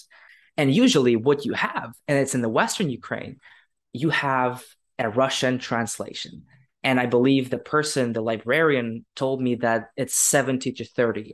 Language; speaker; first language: English; non-native, fluent; Ukrainian